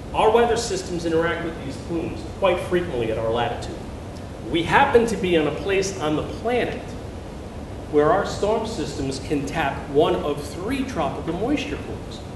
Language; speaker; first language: English; native; English